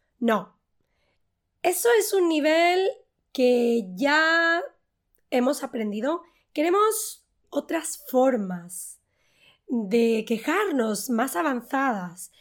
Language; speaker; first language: Spanish; native; Spanish